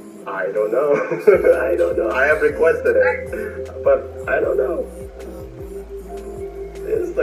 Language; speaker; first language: English; non-native, learner; Russian